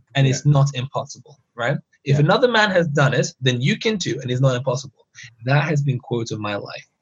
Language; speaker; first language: English; early bilingual, other home language; Persian